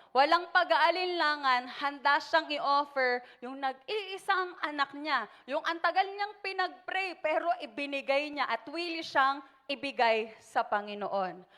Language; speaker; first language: Filipino; native; Filipino